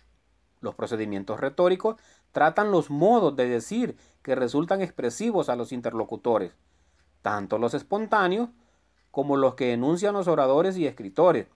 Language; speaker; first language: Spanish; native; Spanish